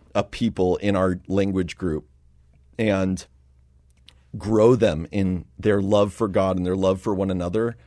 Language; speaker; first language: English; native; English